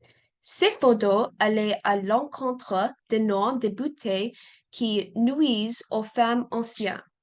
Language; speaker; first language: French; non-native, learner; English